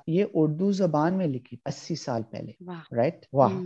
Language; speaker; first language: Urdu; early bilingual, heritage; Urdu